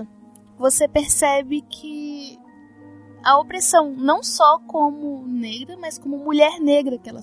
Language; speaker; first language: Portuguese; native; Portuguese